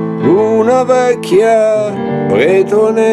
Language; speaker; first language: Italian; native; Italian